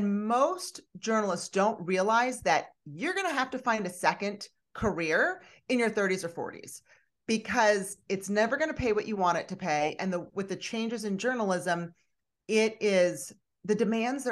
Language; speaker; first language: English; native; English